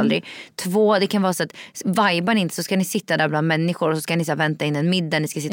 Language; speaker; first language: Swedish; native; Swedish